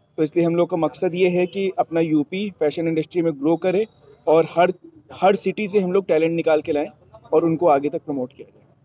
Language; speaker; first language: Hindi; native; Hindi